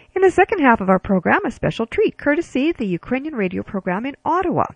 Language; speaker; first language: English; early bilingual, other home language; Ukrainian